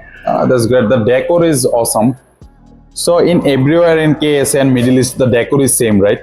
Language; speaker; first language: English; non-native, local second language; Bangla